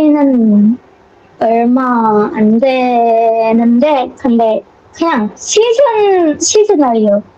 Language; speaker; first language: Korean; non-native, learner; Indonesian